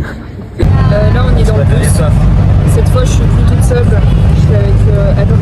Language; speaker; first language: French; native; French